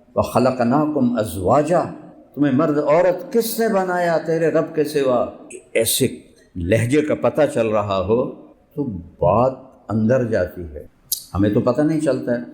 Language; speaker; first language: Urdu; non-native, local second language; Punjabi